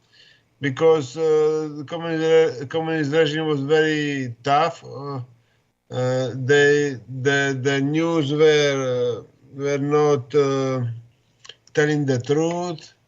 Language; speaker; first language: English; non-native, fluent; Slovak